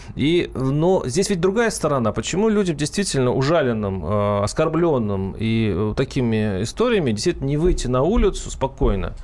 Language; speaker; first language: Russian; native; Russian